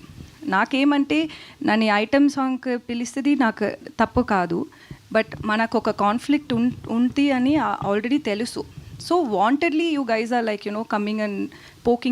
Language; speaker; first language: Telugu; non-native, learner; Tamil